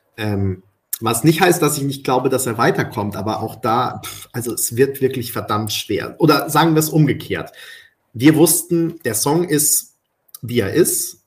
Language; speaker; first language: German; early bilingual, other home language; Spanish